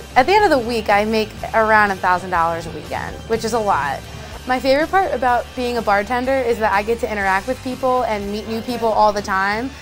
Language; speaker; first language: English; native; English